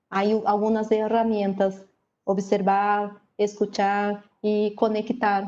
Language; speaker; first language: Spanish; non-native, learner; Portuguese